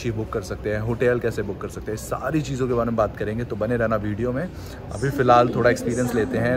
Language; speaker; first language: Hindi; native; Hindi